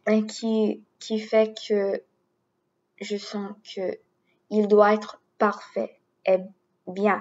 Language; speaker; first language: French; non-native, learner; English